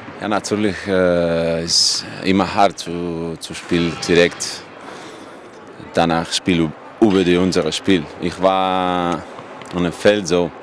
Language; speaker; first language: German; non-native, learner; Russian